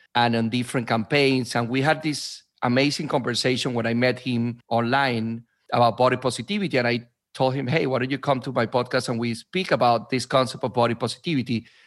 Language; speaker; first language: English; non-native, fluent; Spanish